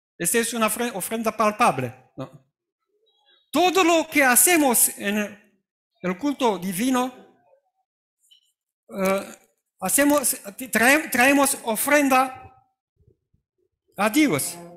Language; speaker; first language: Spanish; non-native, fluent; Romanian